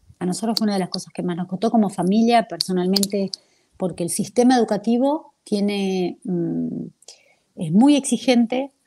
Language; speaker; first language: Spanish; native; Spanish